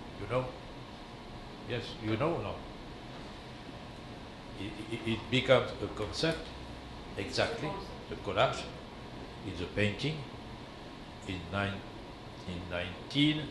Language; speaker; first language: English; non-native, learner; French